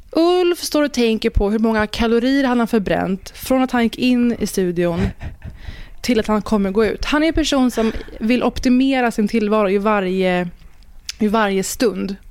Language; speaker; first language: Swedish; early bilingual, other home language; Persian